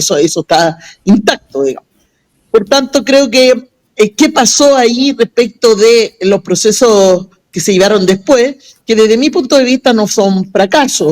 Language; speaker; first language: Spanish; native; Spanish